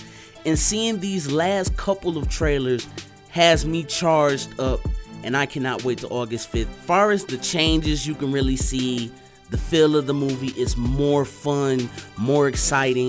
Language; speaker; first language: English; native; English